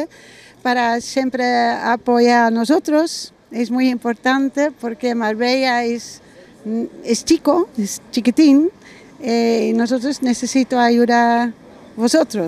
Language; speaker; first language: Spanish; non-native, learner; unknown